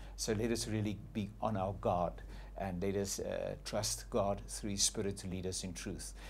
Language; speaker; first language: English; non-native, local second language; Afrikaans